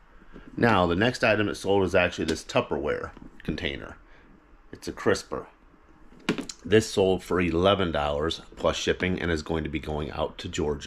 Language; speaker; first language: English; native; English